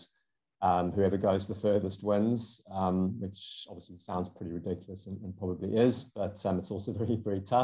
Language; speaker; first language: English; native; English